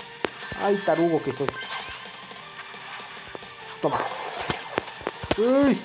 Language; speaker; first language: Spanish; native; Spanish